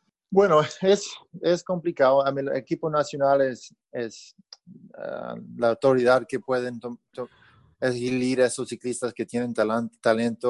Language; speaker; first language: Spanish; early bilingual, heritage; Spanish